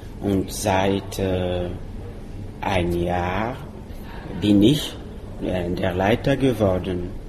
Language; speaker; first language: German; non-native, learner; Mossi